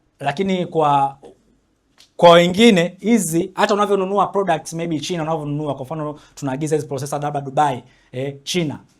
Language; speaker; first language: Swahili; native; Swahili